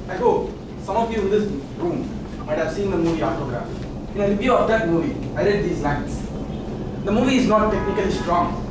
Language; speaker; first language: English; non-native, local second language; Tamil